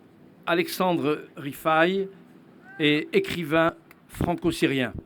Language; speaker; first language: French; native; French